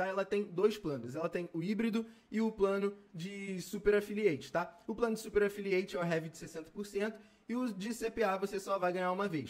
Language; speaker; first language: Portuguese; native; Portuguese